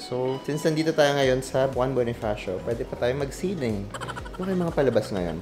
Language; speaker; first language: Filipino; native; Filipino